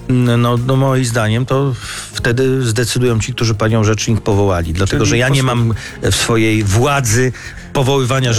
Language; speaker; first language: Polish; native; Polish